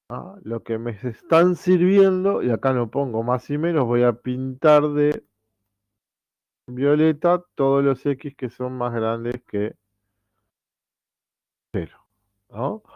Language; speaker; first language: Spanish; native; Spanish